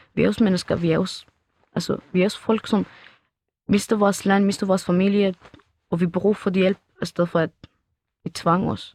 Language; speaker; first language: Danish; early bilingual, other home language; Kurdish